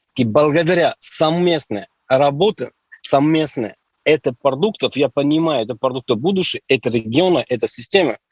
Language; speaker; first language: Russian; non-native, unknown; Hindi